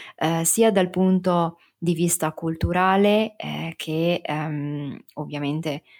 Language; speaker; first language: Italian; native; Italian